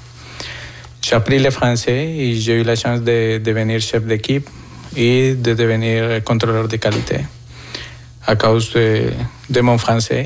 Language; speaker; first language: French; non-native, fluent; Spanish